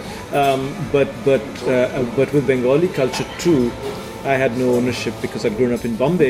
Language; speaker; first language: English; non-native, local second language; Bangla